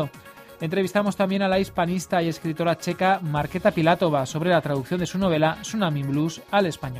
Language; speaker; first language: Spanish; native; Spanish